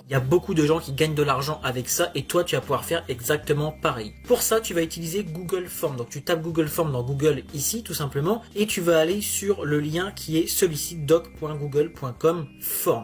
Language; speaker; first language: French; native; French